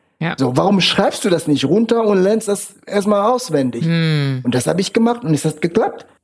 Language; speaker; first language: German; non-native, fluent; French